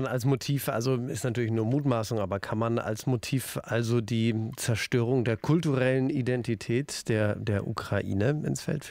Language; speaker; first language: German; native; German